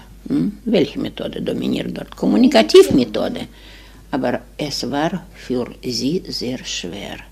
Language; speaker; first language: German; non-native, fluent; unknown